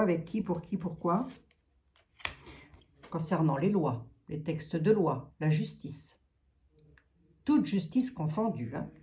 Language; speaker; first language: French; native; French